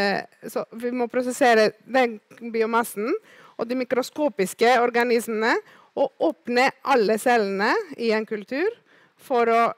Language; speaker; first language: Norwegian; non-native, fluent; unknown